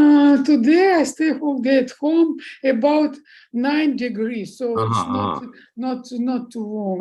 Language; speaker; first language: English; non-native, fluent; Russian